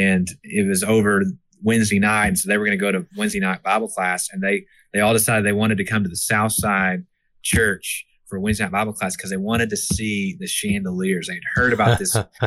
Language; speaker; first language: English; native; English